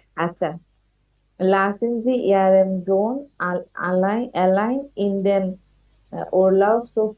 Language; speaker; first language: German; non-native, learner; Bangla